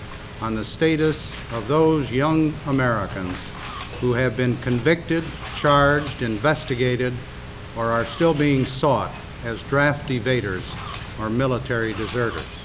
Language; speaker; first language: English; native; English